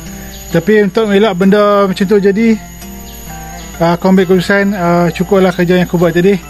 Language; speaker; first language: Malay; native; Malay